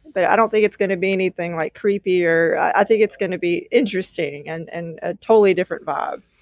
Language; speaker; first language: English; native; English